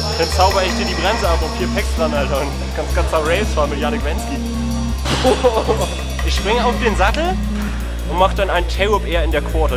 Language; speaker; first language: German; native; German